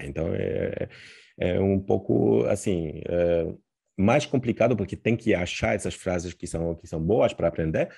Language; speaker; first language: Portuguese; non-native, fluent; Polish